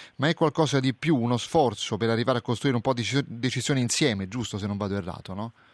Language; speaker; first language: Italian; native; Italian